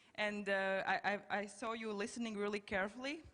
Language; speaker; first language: English; non-native, fluent; Latvian